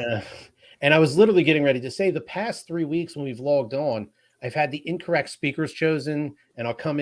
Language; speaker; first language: English; native; English